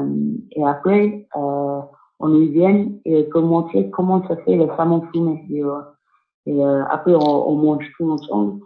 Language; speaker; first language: French; non-native, fluent; English